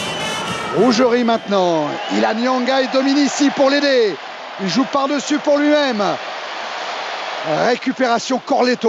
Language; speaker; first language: French; native; French